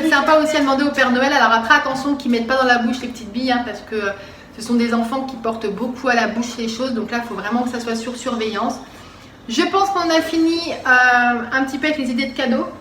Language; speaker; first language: French; native; French